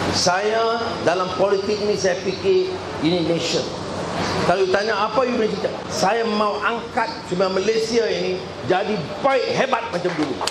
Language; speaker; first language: Malay; native; Malay